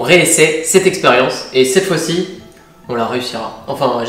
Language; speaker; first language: French; native; French